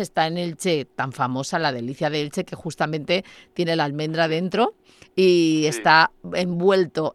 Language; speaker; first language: Spanish; native; Spanish